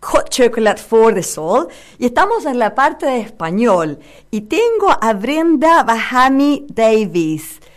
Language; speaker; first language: Spanish; native; Spanish